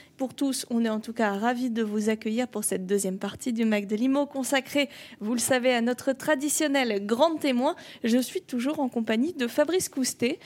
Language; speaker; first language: French; native; French